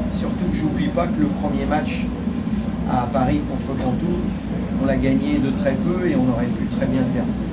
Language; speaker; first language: French; native; French